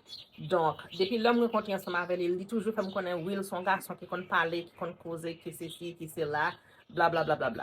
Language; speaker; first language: French; non-native, learner; Haitian Creole